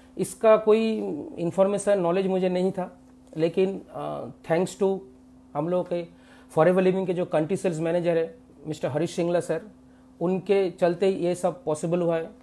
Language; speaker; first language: Hindi; non-native, local second language; Bangla